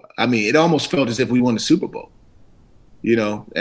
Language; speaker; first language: English; native; English